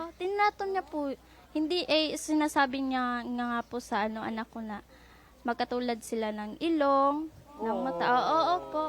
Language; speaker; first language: Filipino; non-native, local second language; Cebuano